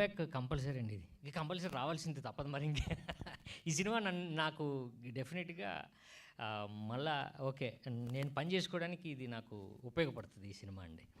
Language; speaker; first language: Telugu; native; Telugu